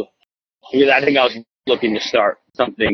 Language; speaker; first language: English; native; English